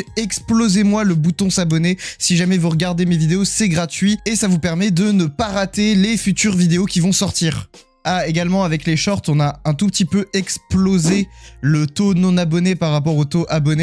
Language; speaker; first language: French; native; French